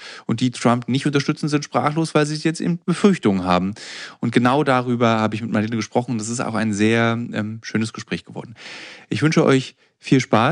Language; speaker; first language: German; native; German